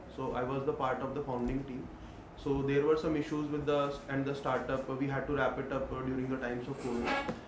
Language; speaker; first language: English; non-native, local second language; Hindi